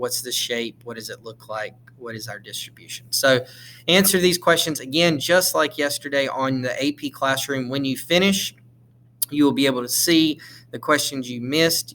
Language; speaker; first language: English; native; English